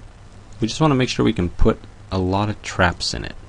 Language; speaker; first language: English; native; English